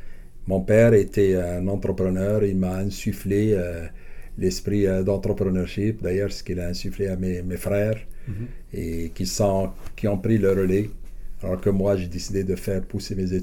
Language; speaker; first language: French; non-native, local second language; Arabic